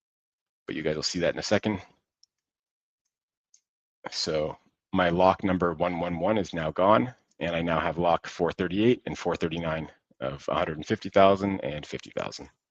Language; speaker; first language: English; native; English